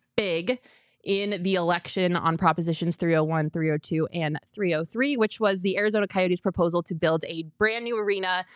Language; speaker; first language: English; native; English